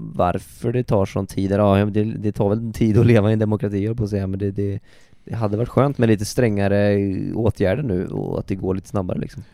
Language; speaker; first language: Swedish; native; Swedish